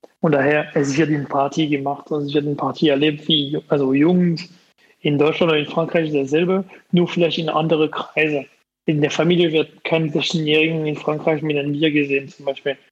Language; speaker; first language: German; non-native, fluent; French